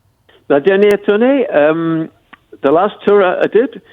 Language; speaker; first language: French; non-native, learner; English